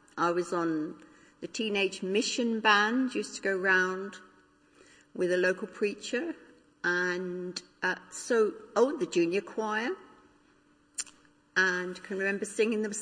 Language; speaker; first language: English; native; English